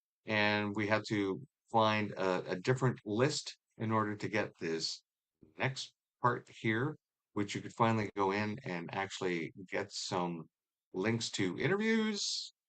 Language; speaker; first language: English; native; English